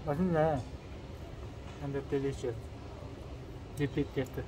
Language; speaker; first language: English; non-native, learner; Korean